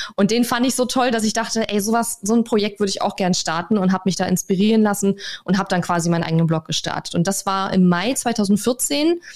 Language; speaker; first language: German; native; German